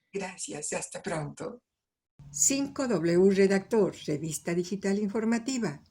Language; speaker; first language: Spanish; native; Spanish